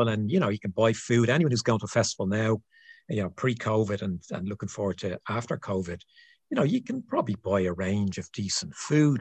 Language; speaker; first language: English; native; English